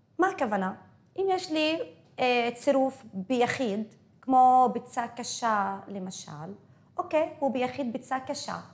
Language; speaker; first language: Hebrew; non-native, local second language; Arabic